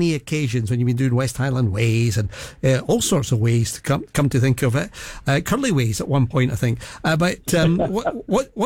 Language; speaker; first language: English; native; English